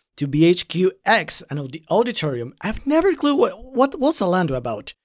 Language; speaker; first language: English; non-native, fluent; Spanish